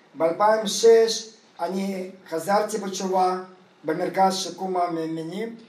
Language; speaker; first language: Hebrew; non-native, fluent; Russian